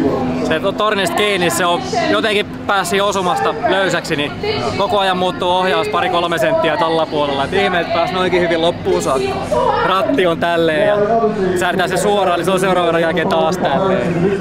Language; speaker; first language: Finnish; native; Finnish